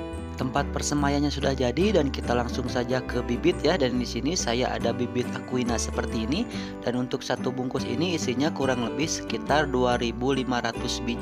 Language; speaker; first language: Indonesian; native; Indonesian